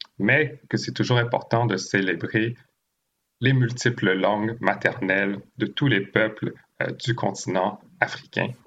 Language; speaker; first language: French; native; French